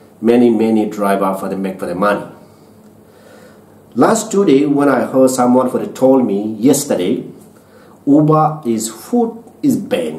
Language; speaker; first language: English; non-native, learner; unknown